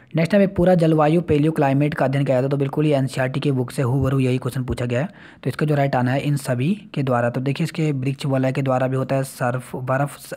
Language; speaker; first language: Hindi; native; Hindi